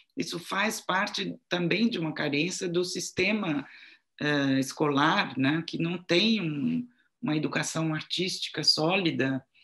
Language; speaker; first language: Portuguese; non-native, fluent; French